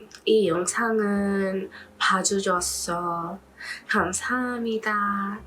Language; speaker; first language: Korean; non-native, learner; English